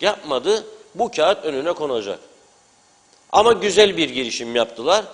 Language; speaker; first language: Turkish; native; Turkish